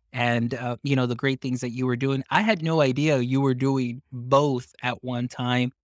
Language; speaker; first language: English; early bilingual, other home language; Spanish